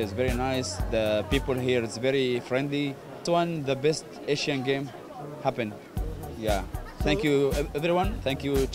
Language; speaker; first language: English; non-native, learner; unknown